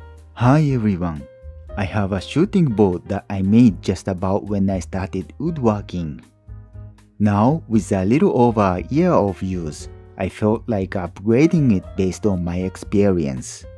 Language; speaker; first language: English; non-native, fluent; Japanese